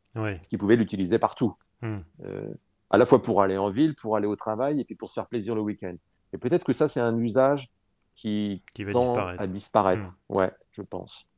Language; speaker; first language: French; native; French